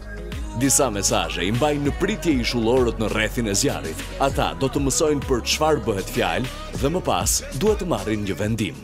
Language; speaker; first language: Albanian; native; Albanian